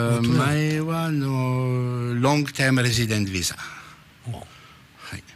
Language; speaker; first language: Japanese; non-native, learner; French